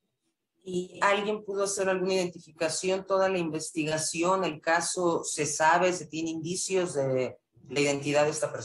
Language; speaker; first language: Spanish; native; Spanish